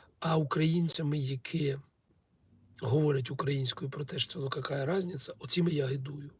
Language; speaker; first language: Ukrainian; non-native, local second language; Russian